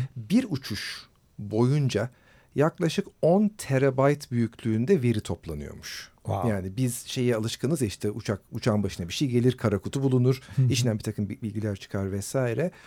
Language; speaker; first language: Turkish; native; Turkish